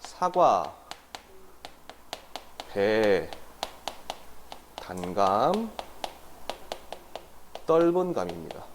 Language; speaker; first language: Korean; native; Korean